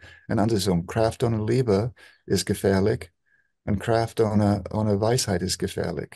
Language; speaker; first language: German; non-native, fluent; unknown